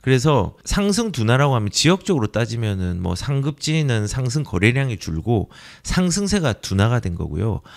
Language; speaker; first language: Korean; native; Korean